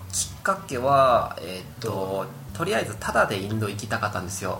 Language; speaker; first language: Japanese; non-native, fluent; Korean